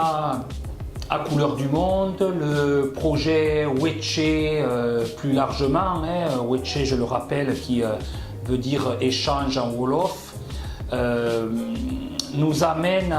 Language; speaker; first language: French; native; French